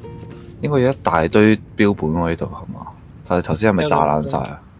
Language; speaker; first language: Chinese; native; Chinese